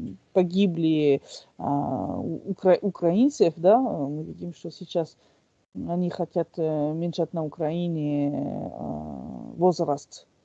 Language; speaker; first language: Russian; non-native, fluent; French